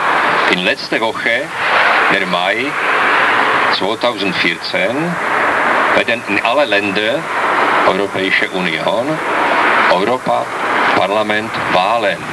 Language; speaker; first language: German; non-native, learner; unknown